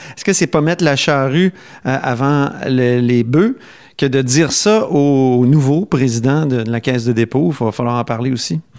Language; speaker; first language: French; native; French